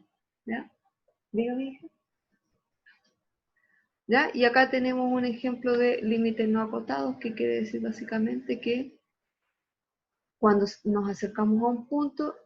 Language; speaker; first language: Spanish; native; Spanish